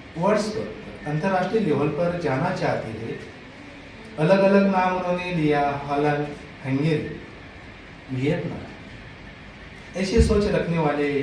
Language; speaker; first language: Hindi; non-native, local second language; Marathi